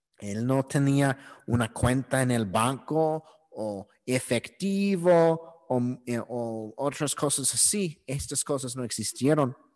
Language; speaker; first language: Spanish; non-native, learner; English